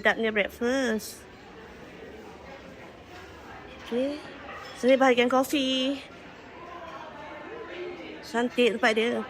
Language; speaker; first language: Malay; native; Malay